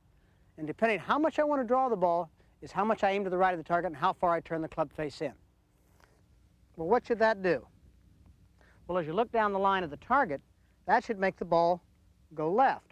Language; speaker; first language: English; native; English